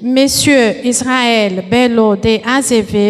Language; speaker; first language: French; non-native, fluent; Portuguese